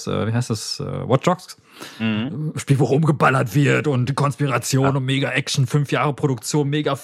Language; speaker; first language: German; native; German